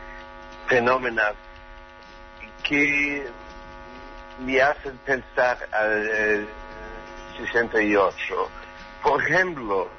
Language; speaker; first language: Spanish; non-native, learner; German